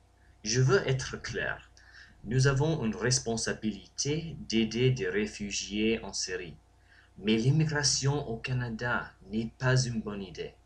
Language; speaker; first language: French; non-native, learner; English